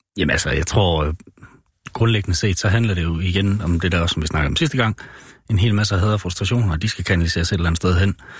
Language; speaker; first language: Danish; native; Danish